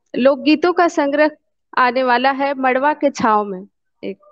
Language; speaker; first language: Hindi; native; Hindi